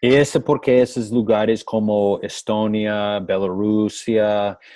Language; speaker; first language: Portuguese; non-native, learner; English